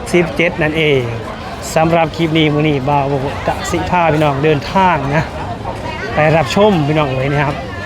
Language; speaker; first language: Thai; native; Thai